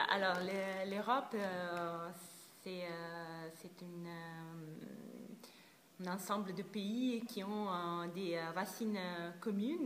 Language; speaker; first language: French; non-native, fluent; Italian